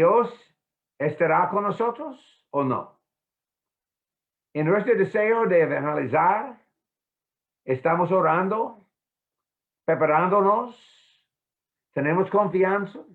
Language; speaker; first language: Spanish; non-native, fluent; English